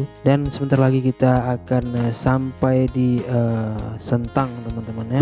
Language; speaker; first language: Indonesian; non-native, local second language; Malay